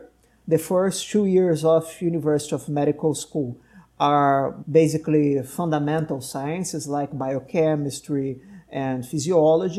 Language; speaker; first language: English; non-native, fluent; Portuguese